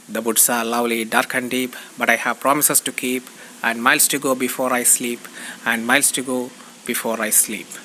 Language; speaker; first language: English; non-native, local second language; Malayalam